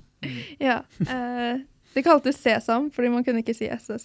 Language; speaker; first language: Norwegian; early bilingual, other home language; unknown